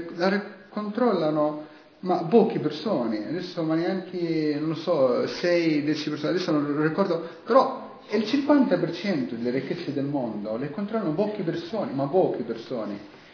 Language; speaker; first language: Italian; non-native, fluent; Arabic